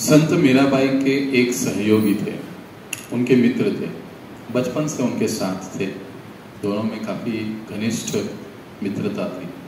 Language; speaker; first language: Hindi; non-native, local second language; Marathi